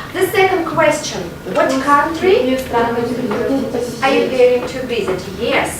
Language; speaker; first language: English; non-native, fluent; Russian